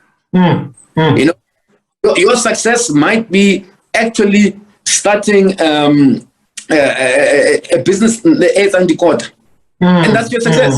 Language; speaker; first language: English; non-native, local second language; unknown